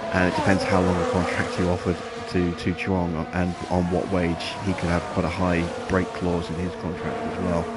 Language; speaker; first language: English; native; English